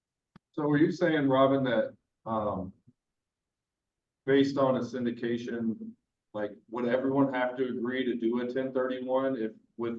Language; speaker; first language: English; native; English